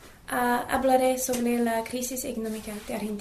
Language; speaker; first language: Spanish; non-native, learner; English